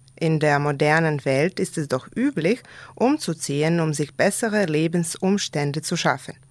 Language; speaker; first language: German; non-native, fluent; Serbian